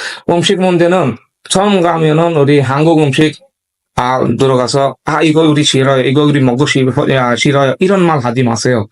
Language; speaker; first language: Korean; non-native, learner; Bangla